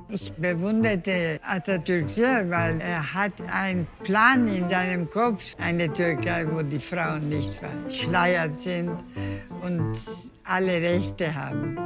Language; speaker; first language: German; non-native, fluent; Turkish